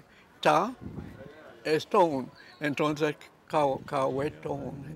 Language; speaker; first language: Spanish; non-native, local second language; English